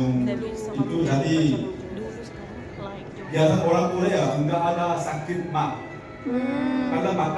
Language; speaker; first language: Indonesian; non-native, learner; Korean